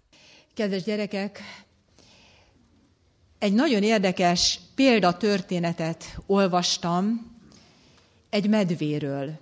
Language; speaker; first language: Hungarian; native; Hungarian